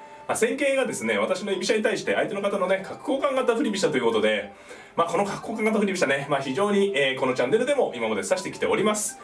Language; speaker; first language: Japanese; native; Japanese